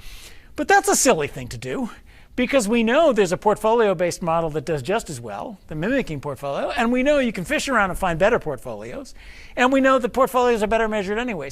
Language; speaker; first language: English; native; English